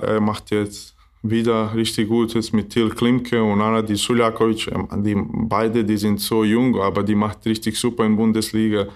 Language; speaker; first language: German; non-native, learner; Bosnian